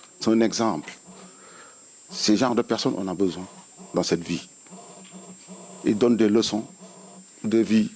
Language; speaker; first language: French; non-native, local second language; Wolof